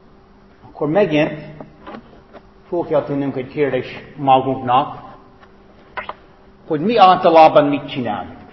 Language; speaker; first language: Hungarian; non-native, fluent; English